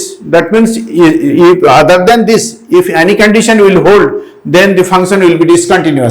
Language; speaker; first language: English; non-native, local second language; Hindi